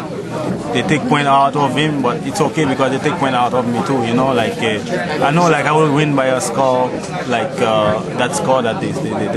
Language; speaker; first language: English; non-native, fluent; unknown